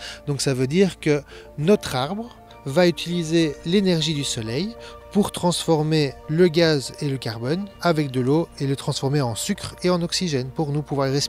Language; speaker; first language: French; native; French